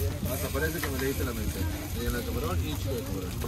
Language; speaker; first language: Spanish; native; Spanish